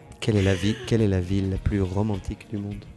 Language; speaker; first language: French; native; French